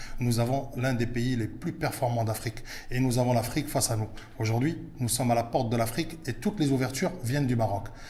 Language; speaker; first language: French; early bilingual, other home language; Arabic